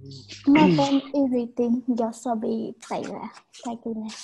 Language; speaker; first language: Finnish; non-native, learner; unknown